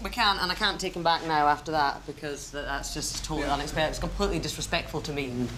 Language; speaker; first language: English; native; English